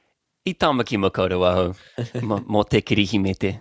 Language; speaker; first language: Māori; non-native, local second language; English